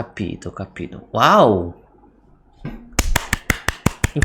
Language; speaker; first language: Italian; non-native, fluent; Indonesian